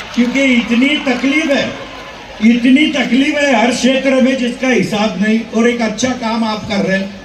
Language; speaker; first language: Hindi; non-native, local second language; Marathi